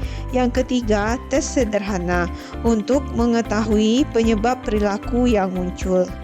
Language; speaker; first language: Indonesian; native; Indonesian